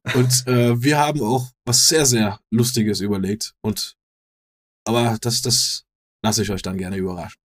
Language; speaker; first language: German; non-native, fluent; Danish